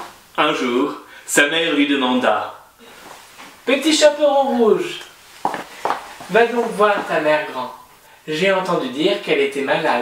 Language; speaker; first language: French; native; French